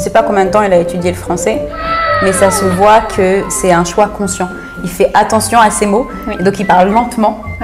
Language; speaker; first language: French; native; French